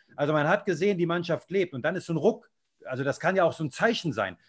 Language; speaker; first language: German; native; German